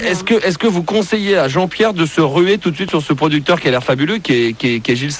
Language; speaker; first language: French; native; French